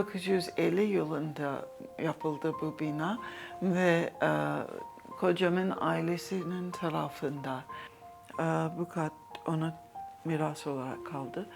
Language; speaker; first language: Turkish; non-native, fluent; English